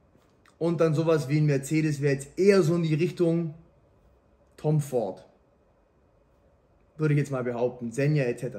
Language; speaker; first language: German; native; German